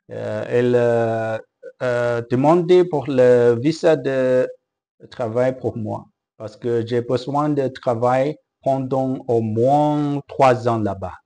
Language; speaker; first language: French; non-native, learner; Chinese